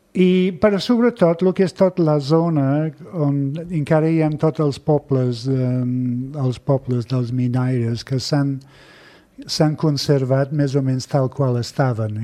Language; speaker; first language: Catalan; non-native, fluent; English